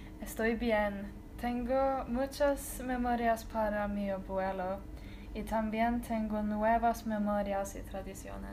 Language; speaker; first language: Spanish; non-native, learner; Norwegian